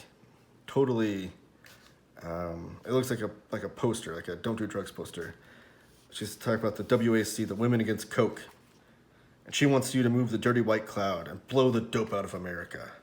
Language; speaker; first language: English; native; English